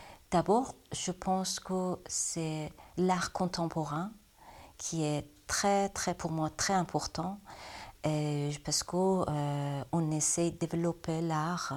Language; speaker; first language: French; non-native, learner; Persian